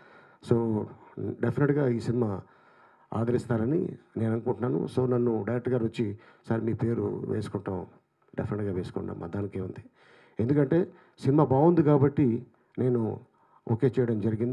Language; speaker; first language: Telugu; native; Telugu